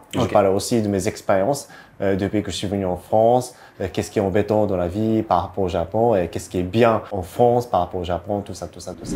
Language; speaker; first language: French; non-native, fluent; Japanese